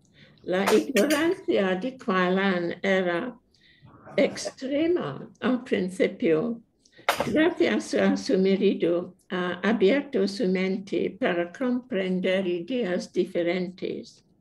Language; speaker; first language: Spanish; non-native, fluent; English